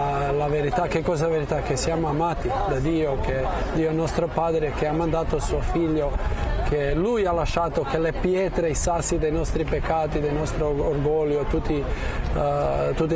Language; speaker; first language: Italian; non-native, fluent; Croatian